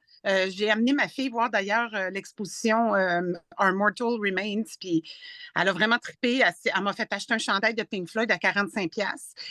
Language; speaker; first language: French; native; French